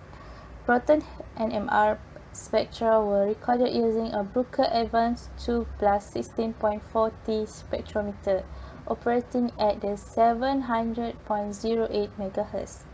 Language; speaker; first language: English; non-native, fluent; Malay